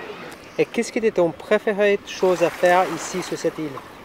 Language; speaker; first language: French; non-native, fluent; English